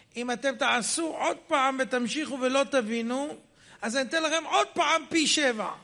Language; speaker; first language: Hebrew; native; Hebrew